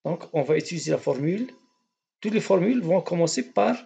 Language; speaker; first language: French; non-native, local second language; Arabic